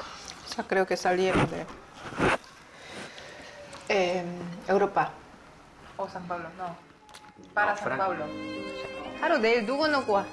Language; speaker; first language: Spanish; non-native, learner; Korean